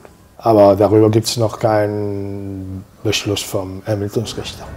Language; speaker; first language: German; non-native, fluent; Spanish